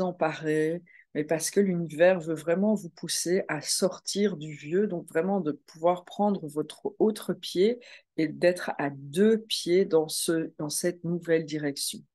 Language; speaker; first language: French; native; French